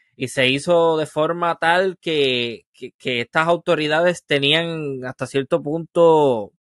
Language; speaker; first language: Spanish; native; Spanish